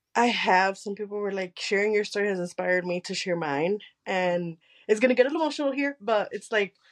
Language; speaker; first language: English; early bilingual, other home language; Spanish